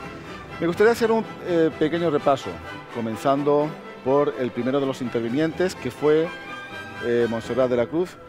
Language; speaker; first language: Spanish; native; Spanish